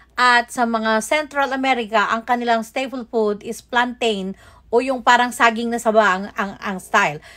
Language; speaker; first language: Filipino; non-native, local second language; Iloko